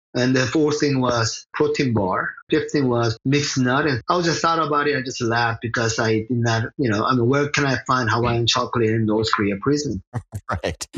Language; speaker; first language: English; early bilingual, other home language; Korean